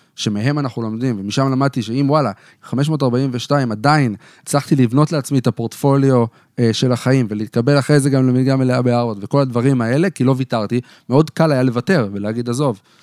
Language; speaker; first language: Hebrew; native; Hebrew